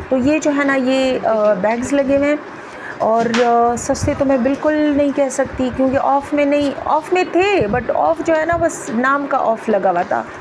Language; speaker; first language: Urdu; non-native, local second language; Pashto